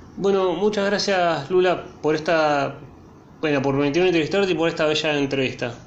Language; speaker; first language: Spanish; native; Spanish